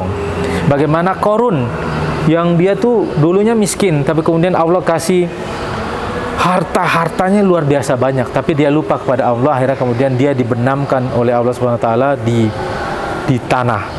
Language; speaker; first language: Indonesian; native; Indonesian